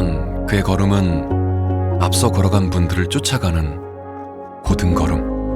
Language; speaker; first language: Korean; native; Korean